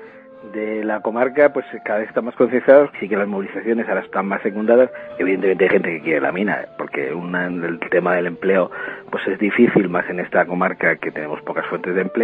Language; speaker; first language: Spanish; native; Spanish